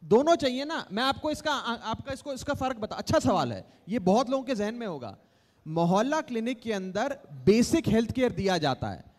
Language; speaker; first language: Hindi; native; Hindi